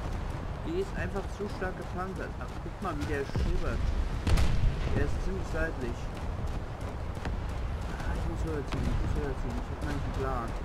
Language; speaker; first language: German; native; German